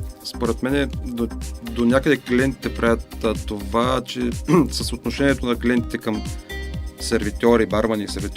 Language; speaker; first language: Bulgarian; native; Bulgarian